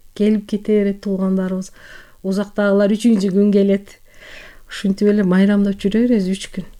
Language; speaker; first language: Kyrgyz; non-native, local second language; Turkish